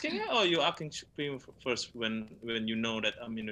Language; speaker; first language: English; non-native, learner; Indonesian